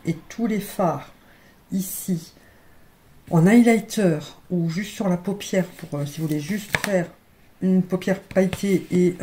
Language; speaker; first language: French; native; French